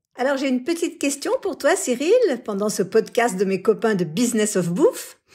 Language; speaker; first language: French; native; French